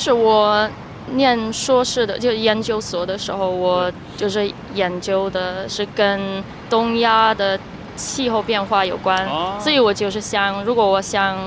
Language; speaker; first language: Chinese; non-native, fluent; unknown